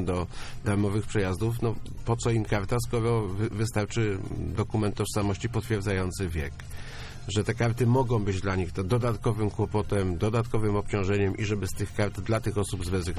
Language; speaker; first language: Polish; native; Polish